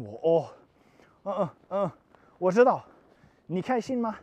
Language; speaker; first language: Chinese; non-native, learner; English